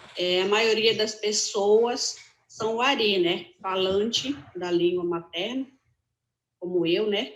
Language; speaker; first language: Portuguese; non-native, local second language; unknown